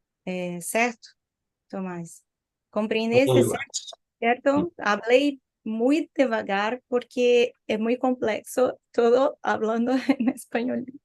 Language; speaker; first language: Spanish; non-native, learner; Portuguese